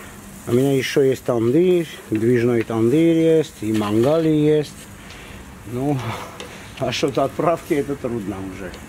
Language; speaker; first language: Russian; non-native, fluent; Armenian